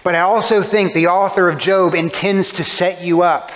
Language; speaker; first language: English; native; English